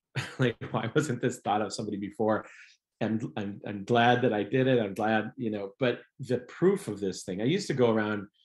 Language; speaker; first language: English; native; English